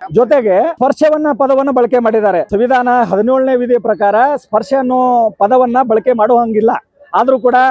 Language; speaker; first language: Kannada; non-native, local second language; Lambadi